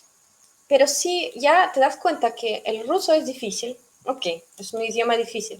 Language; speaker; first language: Spanish; non-native, fluent; Russian